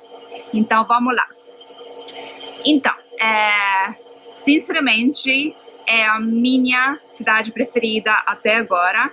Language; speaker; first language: Portuguese; non-native, fluent; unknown